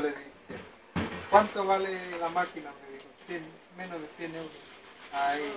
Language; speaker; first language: Spanish; non-native, fluent; Persian